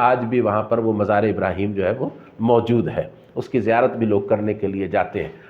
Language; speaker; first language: Urdu; native; Urdu